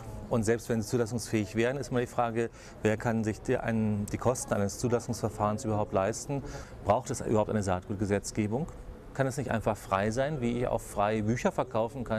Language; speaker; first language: German; native; German